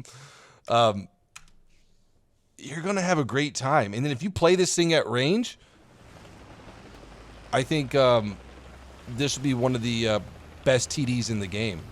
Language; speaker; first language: English; native; English